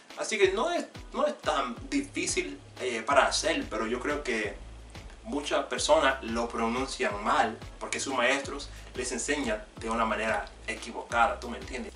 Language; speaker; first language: Spanish; non-native, fluent; English